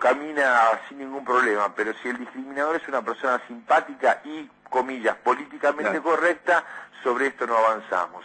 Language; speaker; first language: Spanish; native; Spanish